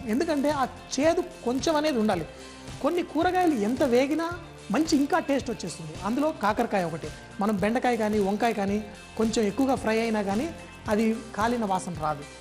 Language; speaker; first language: Telugu; native; Telugu